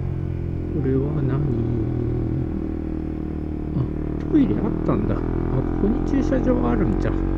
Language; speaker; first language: Japanese; native; Japanese